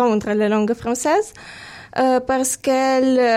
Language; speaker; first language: French; non-native, fluent; Ukrainian